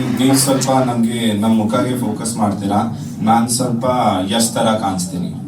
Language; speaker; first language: Kannada; non-native, local second language; Punjabi